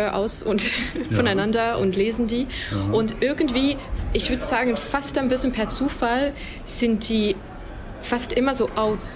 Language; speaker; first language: German; non-native, fluent; Estonian